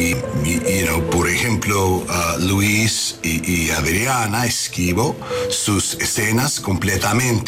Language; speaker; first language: Spanish; non-native, learner; English